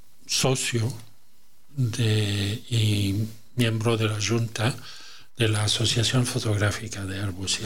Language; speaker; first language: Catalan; non-native, learner; French